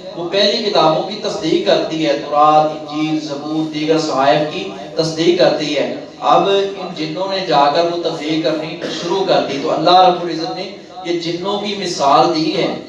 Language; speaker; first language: Urdu; non-native, local second language; Punjabi